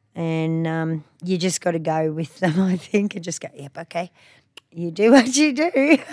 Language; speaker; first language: English; native; English